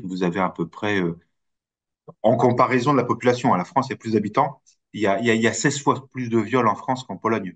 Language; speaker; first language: French; native; French